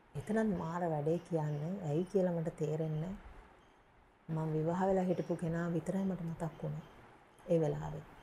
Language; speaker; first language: Sinhala; native; Sinhala